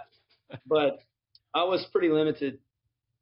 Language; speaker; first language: English; native; English